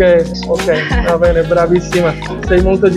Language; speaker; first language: Italian; non-native, learner; Bangla